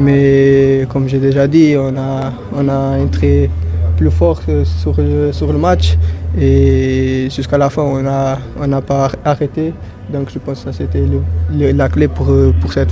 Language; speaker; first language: French; non-native, fluent; Portuguese